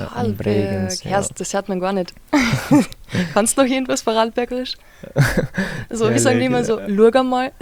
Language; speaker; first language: German; native; German